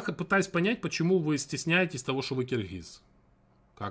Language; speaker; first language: Russian; native; Russian